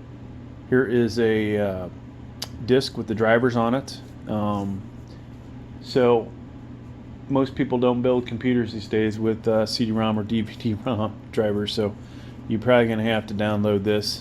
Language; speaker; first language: English; native; English